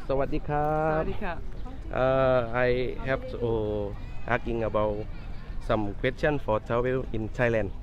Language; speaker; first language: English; non-native, learner; Thai